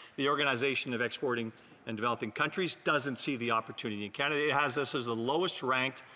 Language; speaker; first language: English; native; English